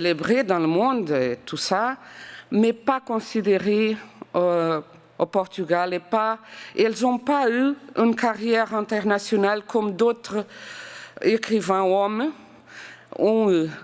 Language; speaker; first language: French; non-native, fluent; Portuguese